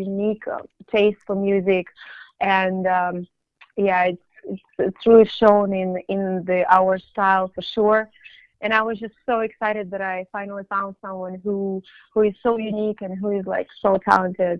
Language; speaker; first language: English; non-native, fluent; Russian